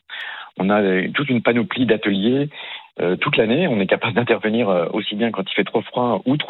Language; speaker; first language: French; native; French